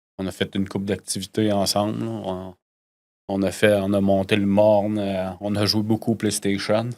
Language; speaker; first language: French; native; French